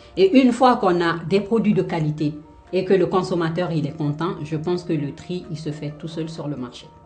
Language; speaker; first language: French; non-native, local second language; Fula